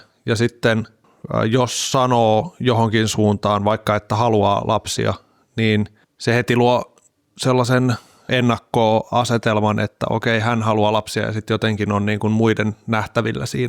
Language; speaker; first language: Finnish; native; Finnish